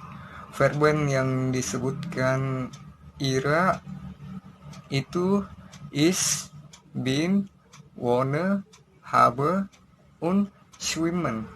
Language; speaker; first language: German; non-native, learner; Indonesian